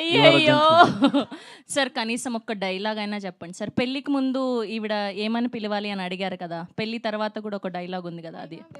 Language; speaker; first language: Telugu; native; Telugu